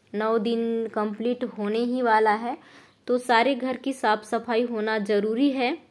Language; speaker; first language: Hindi; native; Hindi